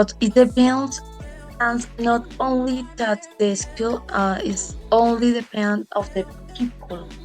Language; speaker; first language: English; non-native, learner; Spanish